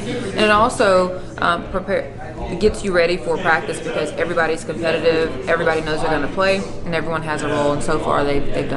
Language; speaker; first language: English; native; English